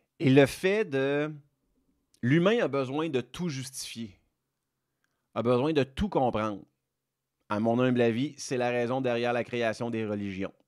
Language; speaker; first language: French; native; French